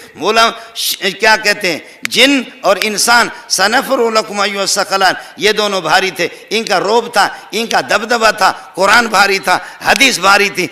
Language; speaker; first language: Urdu; non-native, local second language; Brahui